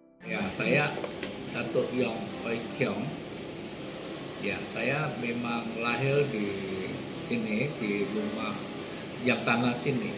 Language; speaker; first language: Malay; non-native, local second language; Hakka Chinese